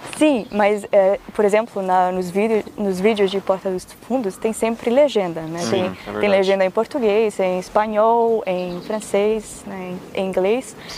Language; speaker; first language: Portuguese; non-native, fluent; Macedonian